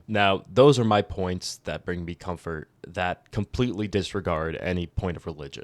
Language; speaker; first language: English; native; English